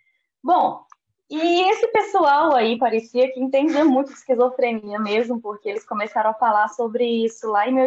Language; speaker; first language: Portuguese; native; Portuguese